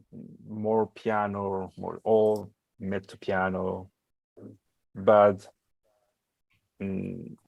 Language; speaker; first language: English; non-native, learner; Spanish